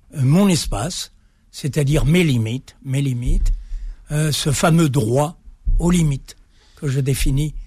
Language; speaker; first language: French; native; French